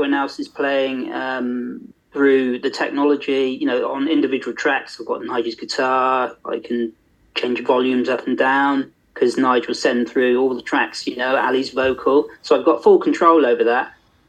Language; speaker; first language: English; native; English